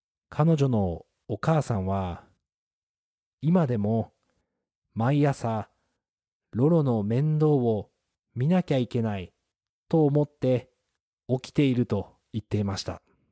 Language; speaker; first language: Japanese; native; Japanese